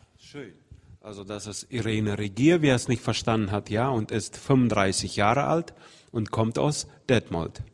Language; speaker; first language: German; non-native, fluent; Russian